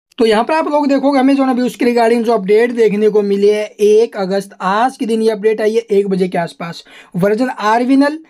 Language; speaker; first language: Hindi; native; Hindi